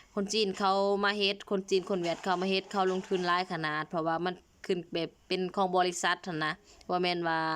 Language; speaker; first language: Lao; native; Lao